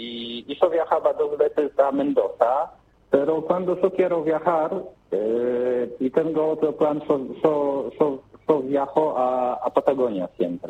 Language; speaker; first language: Spanish; non-native, learner; Polish